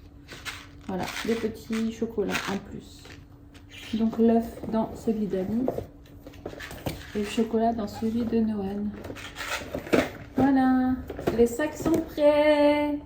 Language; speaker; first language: French; native; French